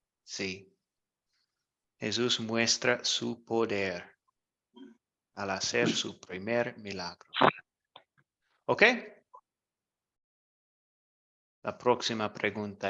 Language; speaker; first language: Spanish; non-native, fluent; English